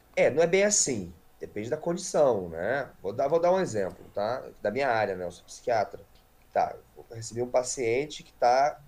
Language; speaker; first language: Portuguese; native; Portuguese